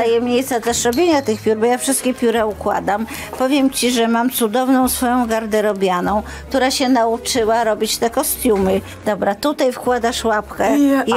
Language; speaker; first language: Polish; native; Polish